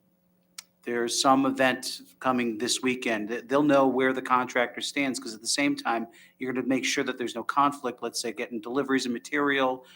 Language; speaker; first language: English; native; English